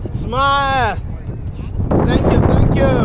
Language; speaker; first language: English; non-native, learner; Korean